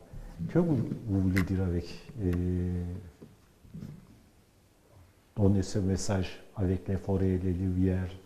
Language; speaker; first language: French; non-native, learner; Turkish